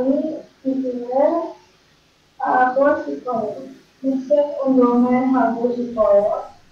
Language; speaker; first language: Korean; non-native, learner; Indonesian